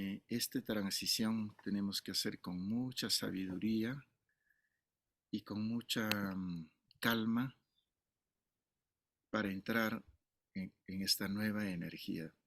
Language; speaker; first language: Spanish; non-native, fluent; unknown